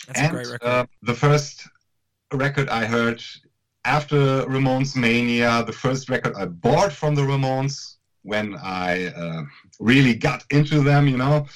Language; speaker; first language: English; non-native, fluent; German